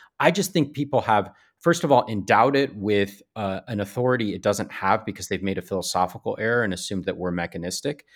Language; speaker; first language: English; native; English